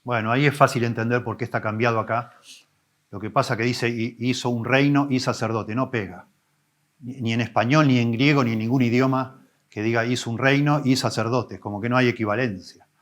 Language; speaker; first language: Spanish; native; Spanish